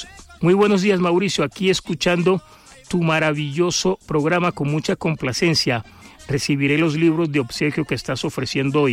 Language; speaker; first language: Spanish; native; Spanish